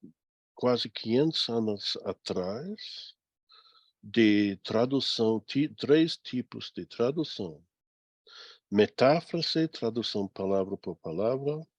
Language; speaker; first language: Portuguese; non-native, fluent; English